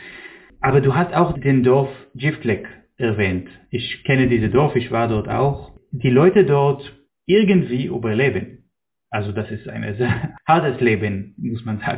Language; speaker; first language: German; non-native, fluent; Hebrew